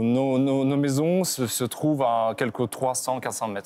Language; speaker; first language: French; non-native, fluent; Ukrainian